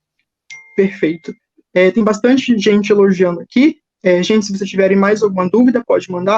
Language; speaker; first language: Portuguese; native; Portuguese